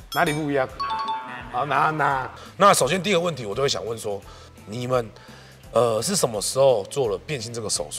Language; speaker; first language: Chinese; native; Chinese